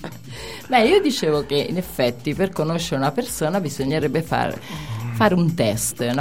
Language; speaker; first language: Italian; native; Italian